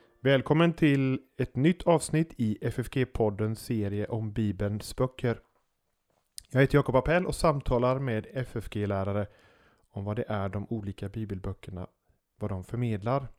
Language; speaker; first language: Swedish; native; Swedish